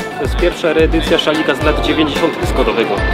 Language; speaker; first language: Polish; non-native, learner; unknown